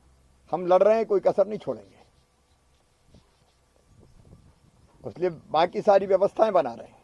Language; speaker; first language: Hindi; native; Hindi